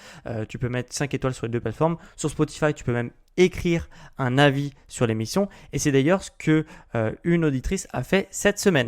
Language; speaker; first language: French; native; French